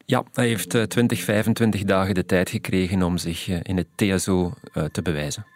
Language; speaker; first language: Dutch; native; Dutch